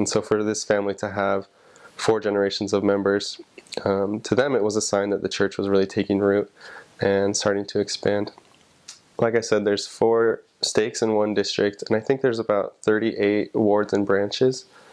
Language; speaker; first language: English; native; English